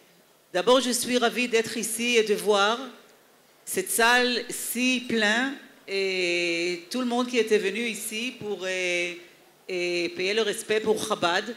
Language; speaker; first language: French; non-native, fluent; Hebrew